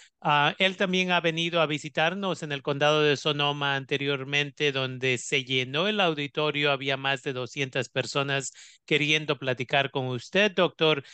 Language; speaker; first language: Spanish; native; Spanish